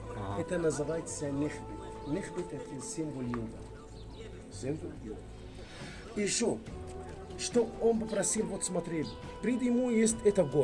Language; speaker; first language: Russian; non-native, learner; Arabic